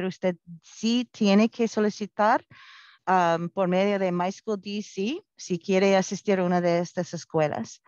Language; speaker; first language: Spanish; non-native, fluent; English